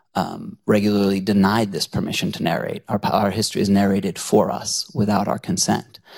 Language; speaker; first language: English; native; English